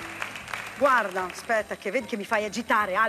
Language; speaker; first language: Italian; native; Italian